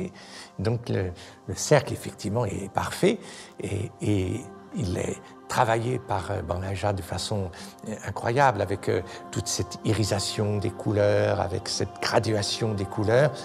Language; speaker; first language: French; native; French